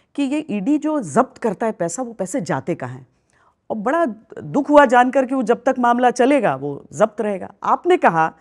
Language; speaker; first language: Hindi; native; Hindi